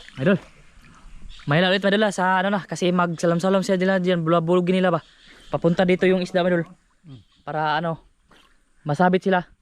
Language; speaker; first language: Filipino; non-native, local second language; Cebuano